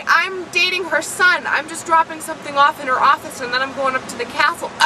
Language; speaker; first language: English; native; English